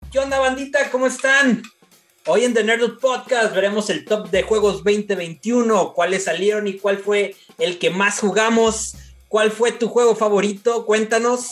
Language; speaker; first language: Spanish; native; Spanish